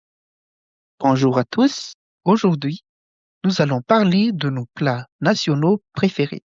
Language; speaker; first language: French; non-native, local second language; Malagasy